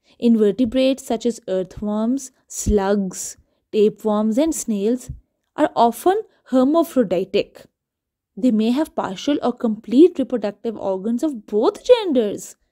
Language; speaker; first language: English; non-native, local second language; Urdu